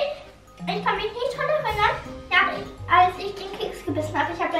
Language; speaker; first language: German; native; German